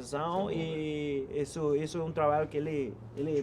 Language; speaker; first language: Portuguese; non-native, learner; Spanish